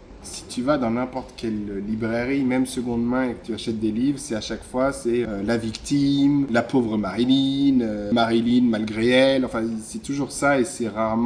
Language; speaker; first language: French; native; French